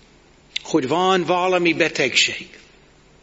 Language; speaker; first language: Hungarian; non-native, learner; English